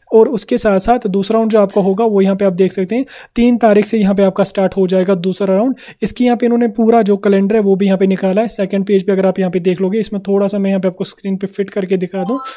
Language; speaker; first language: Hindi; non-native, local second language; Kashmiri